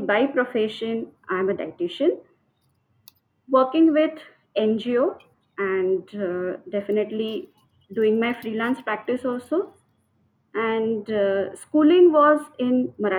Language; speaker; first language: English; non-native, local second language; Marathi